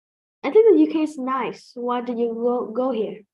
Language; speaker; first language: English; non-native, fluent; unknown